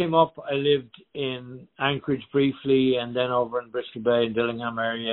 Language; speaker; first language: English; native; English